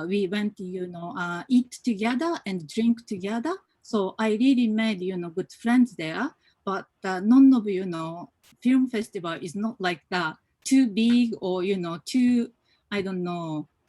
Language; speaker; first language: English; non-native, fluent; Japanese